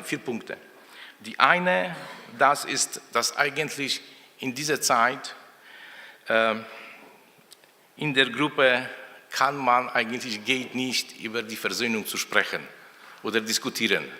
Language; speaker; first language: German; non-native, fluent; Polish